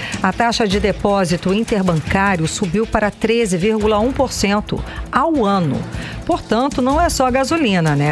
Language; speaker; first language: Portuguese; native; Portuguese